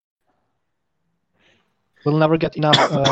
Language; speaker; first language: English; non-native, fluent; Serbian